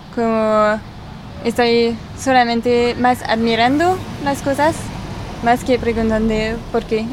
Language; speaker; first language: Spanish; non-native, learner; French